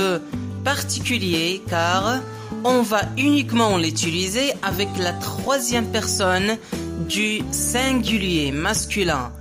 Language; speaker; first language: French; non-native, local second language; Arabic